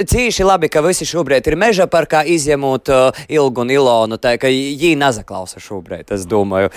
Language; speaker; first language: Latvian; native; Latvian